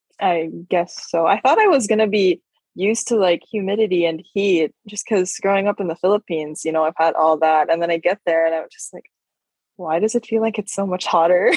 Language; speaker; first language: English; non-native, local second language; Filipino